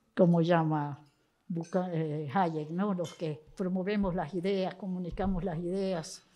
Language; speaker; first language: Spanish; native; Spanish